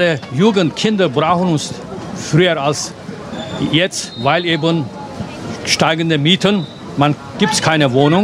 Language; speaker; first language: German; non-native, fluent; Turkish